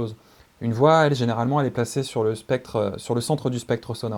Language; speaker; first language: French; native; French